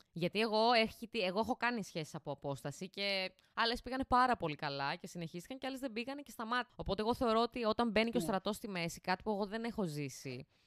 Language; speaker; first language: Greek; native; Greek